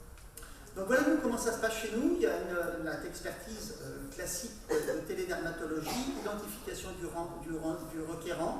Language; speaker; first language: French; native; French